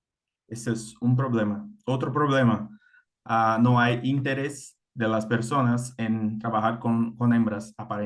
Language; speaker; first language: Spanish; non-native, fluent; Portuguese